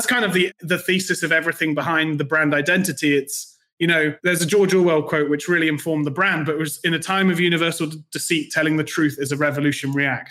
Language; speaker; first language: English; native; English